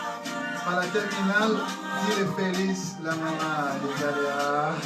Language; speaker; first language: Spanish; non-native, learner; Haitian Creole